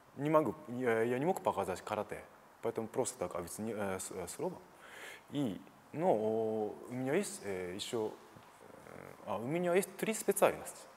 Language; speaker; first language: Russian; non-native, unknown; Japanese